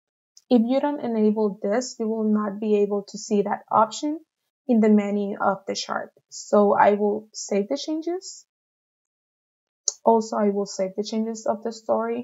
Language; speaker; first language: English; non-native, fluent; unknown